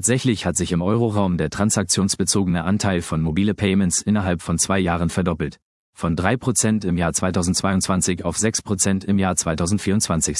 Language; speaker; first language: German; native; German